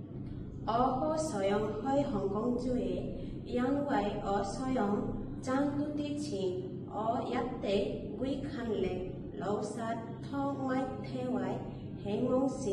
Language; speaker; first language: Cantonese; non-native, learner; Bangla